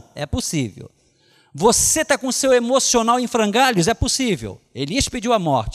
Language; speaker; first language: Portuguese; native; Portuguese